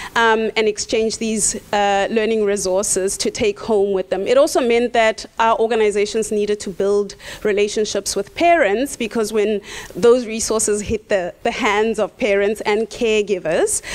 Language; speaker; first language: English; non-native, local second language; Tswana